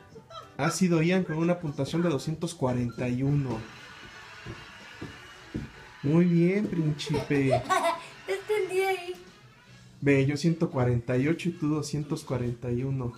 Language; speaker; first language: Spanish; native; Spanish